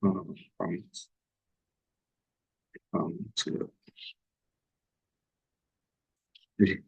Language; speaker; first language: Chinese; non-native, learner; Indonesian